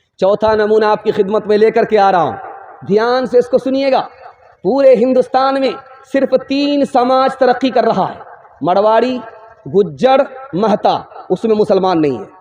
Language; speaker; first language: Urdu; non-native, local second language; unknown